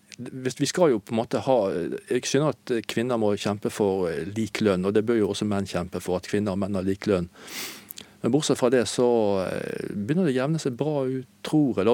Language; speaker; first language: Norwegian; native; Norwegian